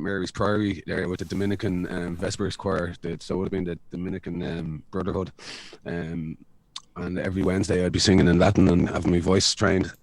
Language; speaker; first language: English; native; English